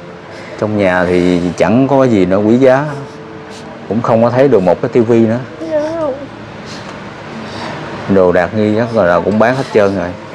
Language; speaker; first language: Vietnamese; native; Vietnamese